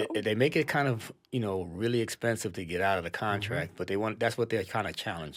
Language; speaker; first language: English; native; English